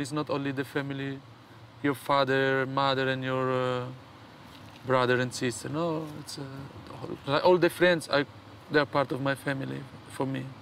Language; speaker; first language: English; non-native, fluent; Italian